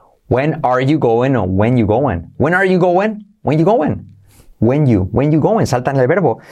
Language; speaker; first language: English; non-native, fluent; Spanish